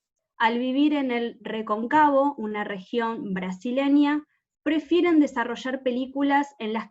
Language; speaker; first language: Spanish; native; Spanish